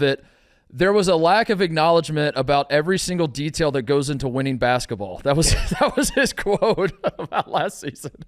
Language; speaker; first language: English; native; English